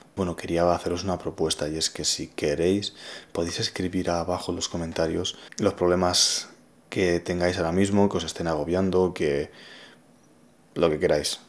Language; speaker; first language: Spanish; native; Spanish